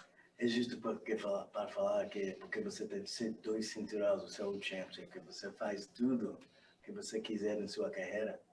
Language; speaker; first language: Portuguese; non-native, learner; English